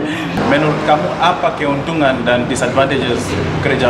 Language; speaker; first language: Indonesian; non-native, fluent; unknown